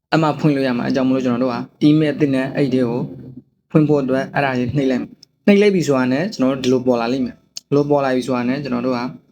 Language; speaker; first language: Burmese; native; Burmese